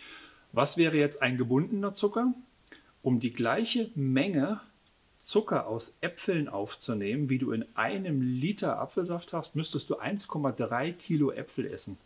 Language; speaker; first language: German; native; German